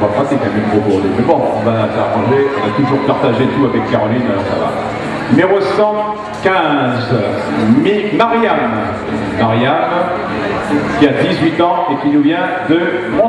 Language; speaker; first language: French; native; French